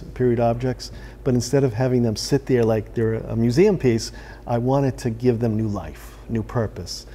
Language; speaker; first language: English; native; English